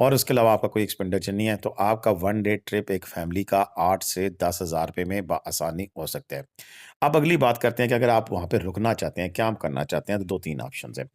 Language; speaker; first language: Hindi; non-native, local second language; Punjabi